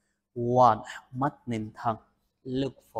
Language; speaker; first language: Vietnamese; non-native, learner; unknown